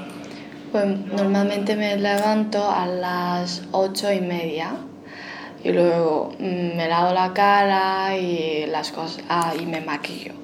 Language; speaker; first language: Spanish; non-native, fluent; Chinese